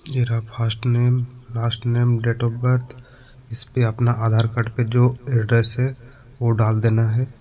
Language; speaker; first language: Hindi; native; Hindi